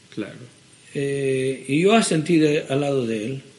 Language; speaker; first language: Spanish; early bilingual, heritage; Spanish